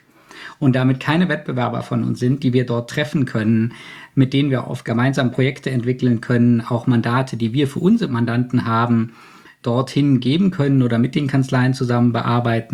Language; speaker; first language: German; native; German